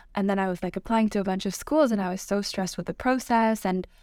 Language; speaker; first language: English; non-native, fluent; Spanish